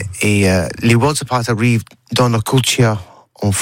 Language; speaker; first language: French; non-native, learner; English